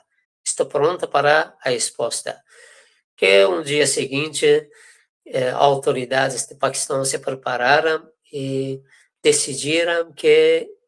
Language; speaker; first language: Portuguese; non-native, fluent; Persian